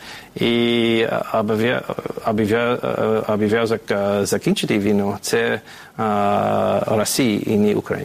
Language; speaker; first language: Ukrainian; non-native, fluent; English